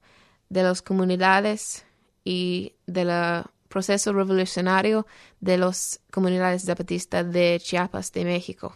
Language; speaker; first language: Spanish; non-native, fluent; English